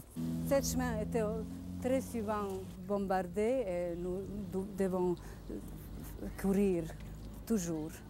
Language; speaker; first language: French; non-native, learner; Bosnian